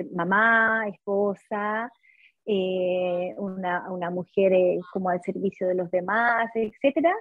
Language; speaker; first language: Spanish; native; Spanish